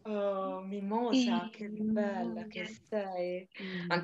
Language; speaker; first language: Italian; native; Italian